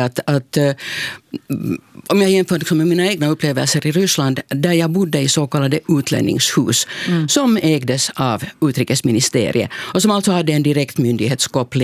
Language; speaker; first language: Swedish; native; Swedish